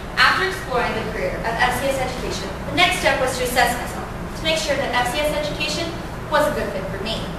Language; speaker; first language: English; native; English